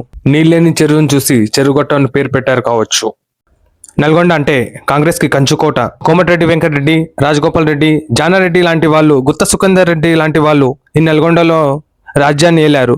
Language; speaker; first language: Telugu; native; Telugu